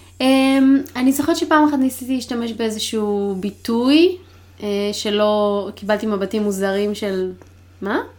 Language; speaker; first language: Hebrew; native; Hebrew